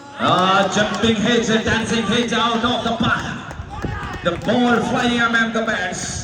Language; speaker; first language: English; non-native, local second language; Malayalam